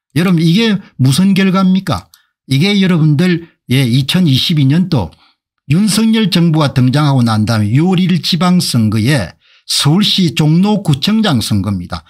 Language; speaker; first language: Korean; native; Korean